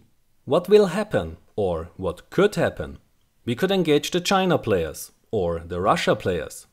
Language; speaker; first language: English; non-native, fluent; German